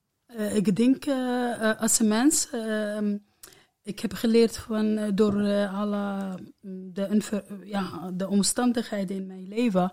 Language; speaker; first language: Dutch; non-native, learner; Arabic